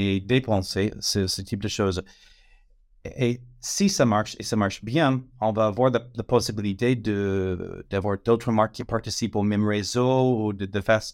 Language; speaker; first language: French; non-native, fluent; English